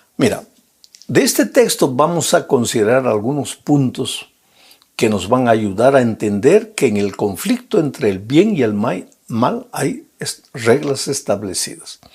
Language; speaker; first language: Spanish; native; Spanish